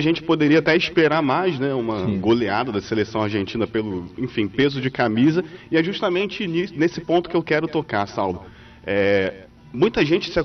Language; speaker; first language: Portuguese; native; Portuguese